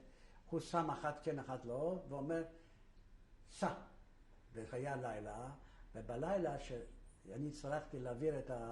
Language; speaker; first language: Hebrew; non-native, fluent; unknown